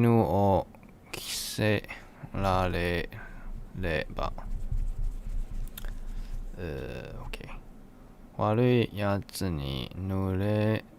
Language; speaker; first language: Japanese; non-native, learner; English